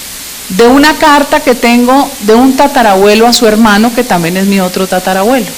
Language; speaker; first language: Spanish; native; Spanish